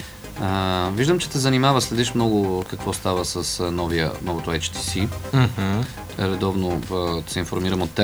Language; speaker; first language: Bulgarian; native; Bulgarian